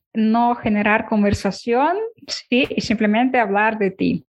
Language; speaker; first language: Spanish; non-native, fluent; Ukrainian